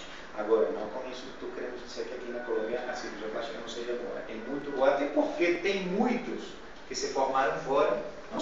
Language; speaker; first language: Portuguese; non-native, fluent; Spanish